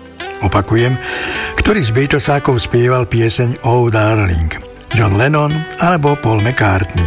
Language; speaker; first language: Slovak; native; Slovak